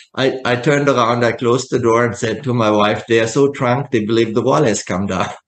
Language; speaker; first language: English; non-native, fluent; German